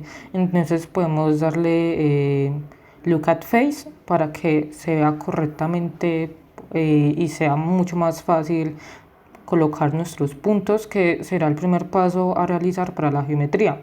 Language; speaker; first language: Spanish; native; Spanish